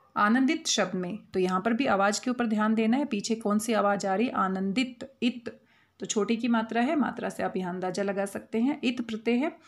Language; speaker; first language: Hindi; native; Hindi